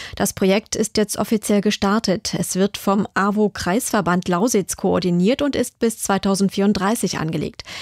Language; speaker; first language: German; native; German